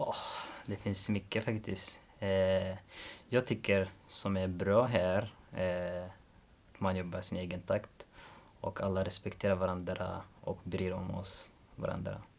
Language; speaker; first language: Swedish; non-native, learner; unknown